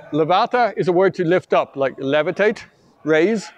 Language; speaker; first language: English; native; English